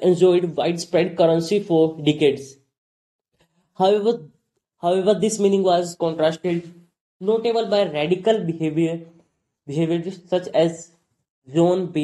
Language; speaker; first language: English; non-native, local second language; Hindi